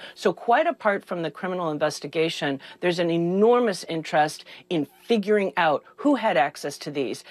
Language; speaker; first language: English; native; English